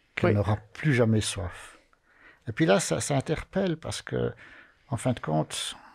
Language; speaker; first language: French; native; French